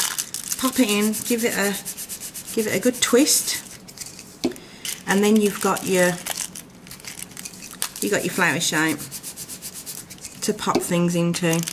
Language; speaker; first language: English; native; English